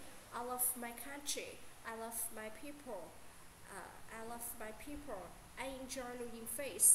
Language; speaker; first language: English; non-native, learner; Vietnamese